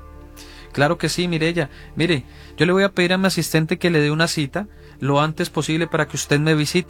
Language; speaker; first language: Spanish; native; Spanish